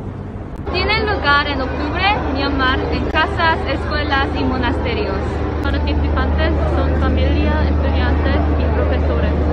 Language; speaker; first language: Spanish; non-native, learner; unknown